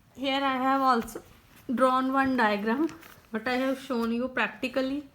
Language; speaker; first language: English; non-native, local second language; Punjabi